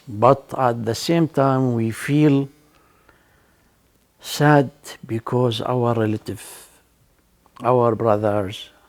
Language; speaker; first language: English; non-native, learner; Arabic